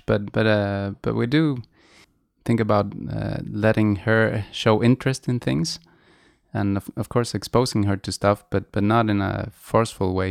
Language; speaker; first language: English; non-native, fluent; Swedish